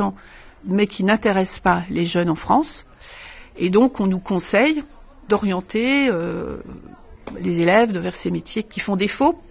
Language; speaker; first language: French; native; French